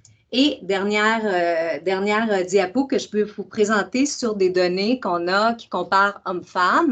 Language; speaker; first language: French; native; French